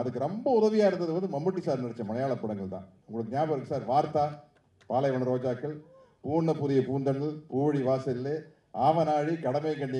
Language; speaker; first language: Tamil; native; Tamil